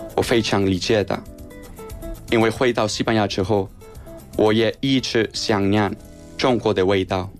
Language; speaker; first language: Chinese; non-native, learner; Spanish